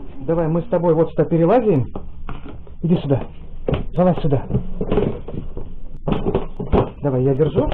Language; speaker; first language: Russian; native; Russian